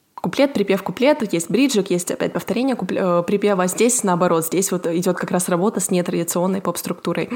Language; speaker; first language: Russian; native; Russian